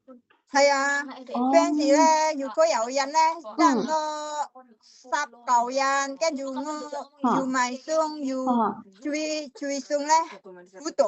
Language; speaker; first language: Cantonese; non-native, learner; Indonesian